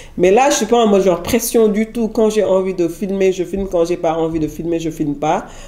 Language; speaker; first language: French; non-native, local second language; Wolof